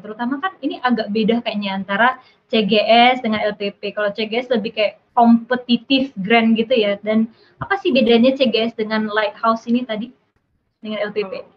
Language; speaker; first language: Indonesian; native; Indonesian